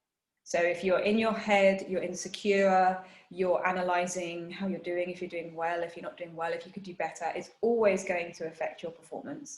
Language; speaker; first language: English; non-native, fluent; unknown